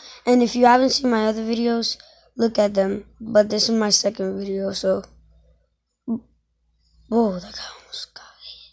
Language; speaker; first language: English; native; English